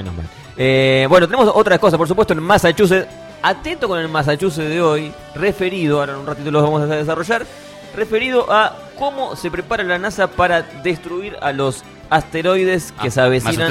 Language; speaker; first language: Spanish; native; Spanish